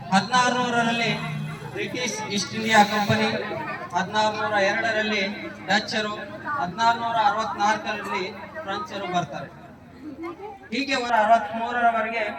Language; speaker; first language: Kannada; non-native, local second language; Urdu